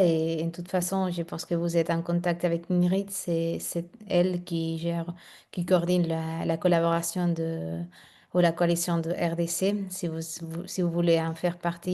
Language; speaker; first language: French; non-native, fluent; Spanish